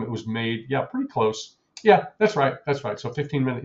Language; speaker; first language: English; native; English